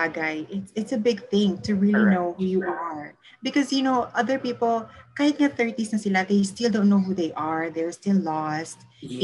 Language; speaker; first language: English; non-native, local second language; Cebuano